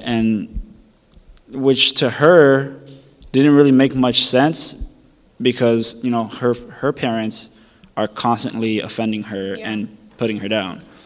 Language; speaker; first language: English; early bilingual, other home language; Spanish